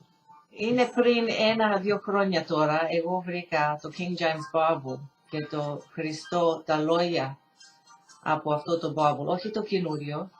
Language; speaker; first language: Greek; early bilingual, heritage; Greek